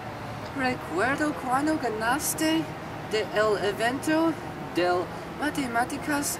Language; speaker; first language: Spanish; non-native, learner; English